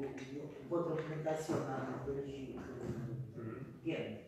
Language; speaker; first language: French; non-native, fluent; Russian